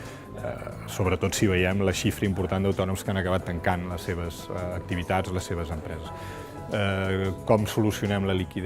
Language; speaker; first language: Catalan; native; Catalan